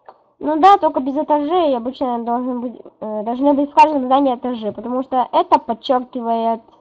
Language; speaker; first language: Russian; native; Russian